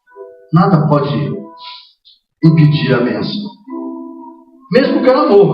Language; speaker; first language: Portuguese; native; Portuguese